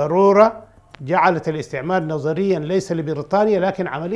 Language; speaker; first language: Arabic; native; Arabic